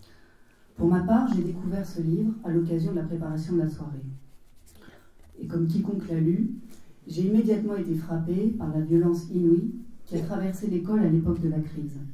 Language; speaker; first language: French; native; French